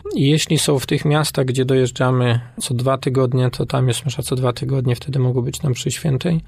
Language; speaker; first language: Polish; native; Polish